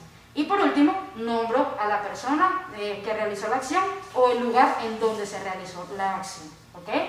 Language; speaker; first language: Spanish; native; Spanish